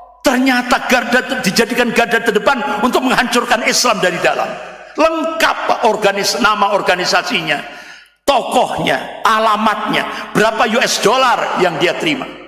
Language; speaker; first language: Indonesian; non-native, local second language; Javanese